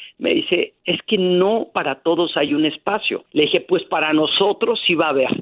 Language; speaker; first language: Spanish; native; Spanish